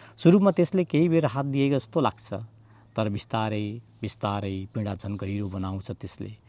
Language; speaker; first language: Nepali; native; Nepali